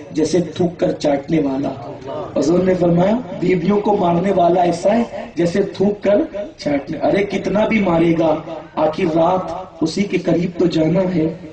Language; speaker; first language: Urdu; native; Urdu